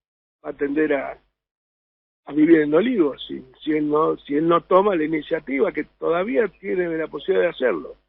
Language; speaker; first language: Spanish; native; Spanish